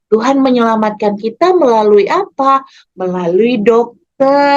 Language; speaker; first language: Indonesian; native; Indonesian